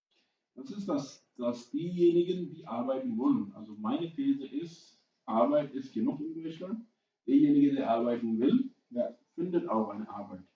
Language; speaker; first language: German; non-native, fluent; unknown